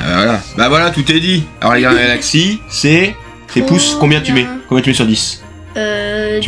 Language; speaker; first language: French; native; French